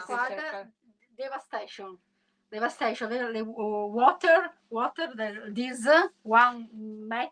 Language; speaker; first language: English; non-native, learner; Italian